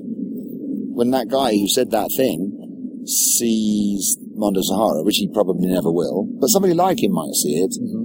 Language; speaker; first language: English; native; English